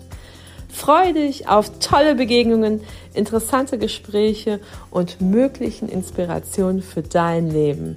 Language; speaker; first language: German; native; German